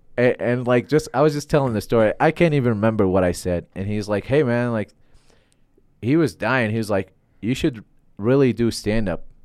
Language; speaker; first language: English; non-native, fluent; Arabic